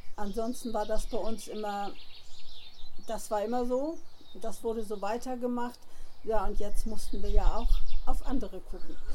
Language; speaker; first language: German; native; German